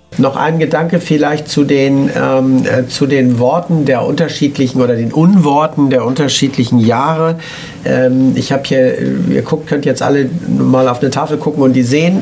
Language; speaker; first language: German; native; German